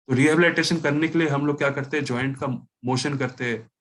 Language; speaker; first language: Hindi; non-native, local second language; Bangla